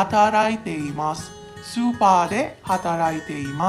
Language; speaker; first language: Japanese; non-native, fluent; Filipino